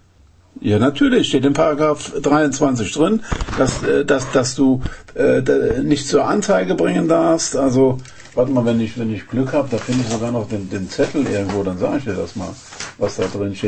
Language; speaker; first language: German; native; German